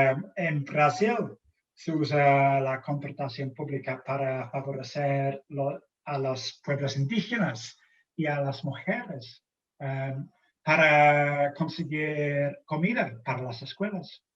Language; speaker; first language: Spanish; non-native, fluent; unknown